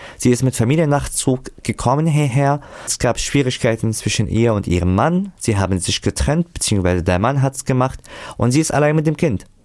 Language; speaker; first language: German; non-native, fluent; Arabic